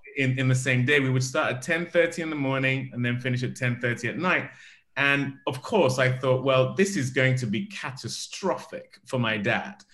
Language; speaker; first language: English; native; English